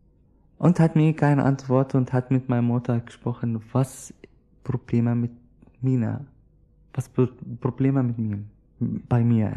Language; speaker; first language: German; non-native, learner; Arabic